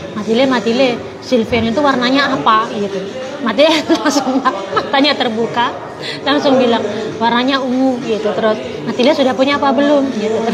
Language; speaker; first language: Indonesian; non-native, local second language; Javanese